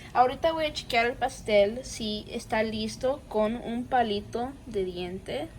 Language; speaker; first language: Spanish; early bilingual, other home language; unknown